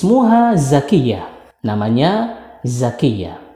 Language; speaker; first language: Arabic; non-native, fluent; Indonesian